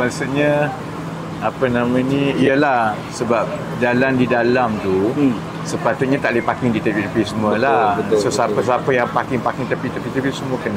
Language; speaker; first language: Malay; native; Malay